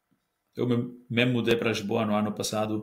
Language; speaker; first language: Portuguese; non-native, learner; Spanish